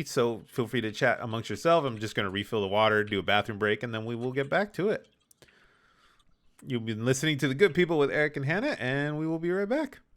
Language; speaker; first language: English; native; English